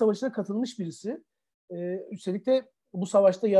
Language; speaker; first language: Turkish; native; Turkish